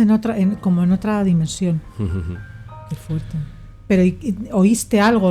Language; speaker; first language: Spanish; native; Spanish